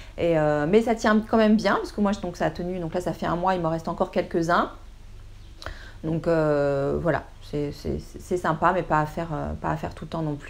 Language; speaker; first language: French; native; French